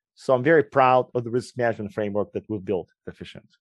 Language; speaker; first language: English; non-native, fluent; Ukrainian